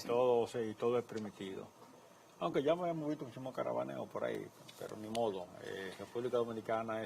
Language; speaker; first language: Spanish; native; Spanish